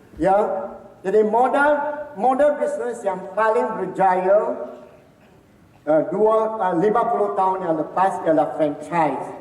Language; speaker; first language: Malay; non-native, local second language; Min Nan Chinese